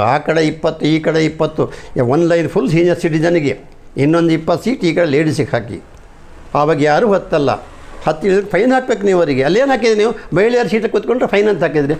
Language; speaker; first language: Kannada; native; Kannada